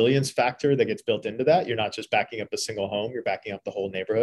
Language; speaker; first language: English; native; English